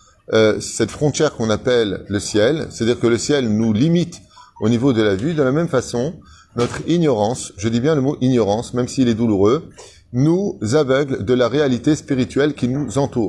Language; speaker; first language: French; native; French